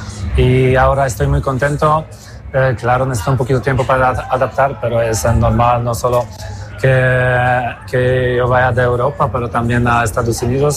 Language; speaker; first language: Spanish; non-native, fluent; Polish